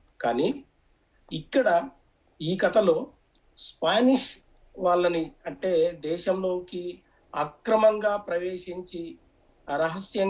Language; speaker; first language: Telugu; native; Telugu